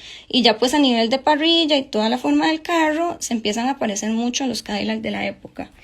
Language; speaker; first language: Spanish; native; Spanish